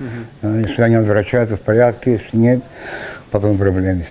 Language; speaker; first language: Russian; non-native, learner; Czech